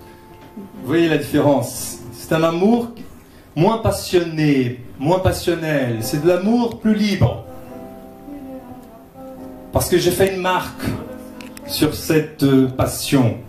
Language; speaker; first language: French; non-native, fluent; Portuguese